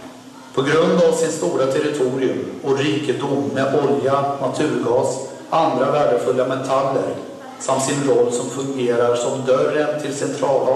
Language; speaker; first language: Swedish; non-native, fluent; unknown